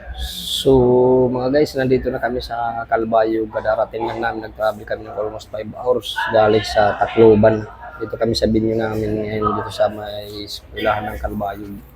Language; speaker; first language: Filipino; non-native, local second language; Waray